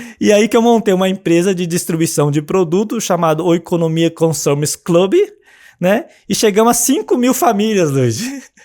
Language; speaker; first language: Portuguese; native; Portuguese